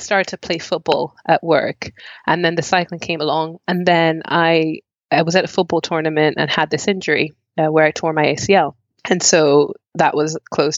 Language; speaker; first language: English; non-native, local second language; Nyanja